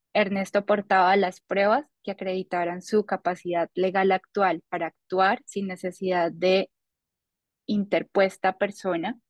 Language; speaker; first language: Spanish; native; Spanish